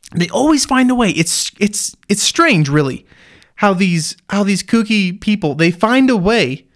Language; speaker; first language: English; native; English